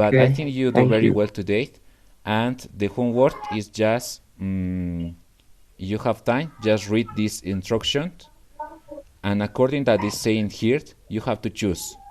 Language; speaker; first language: English; non-native, learner; Spanish